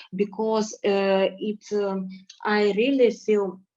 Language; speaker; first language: English; non-native, fluent; Ukrainian